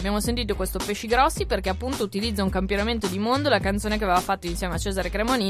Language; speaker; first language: Italian; native; Italian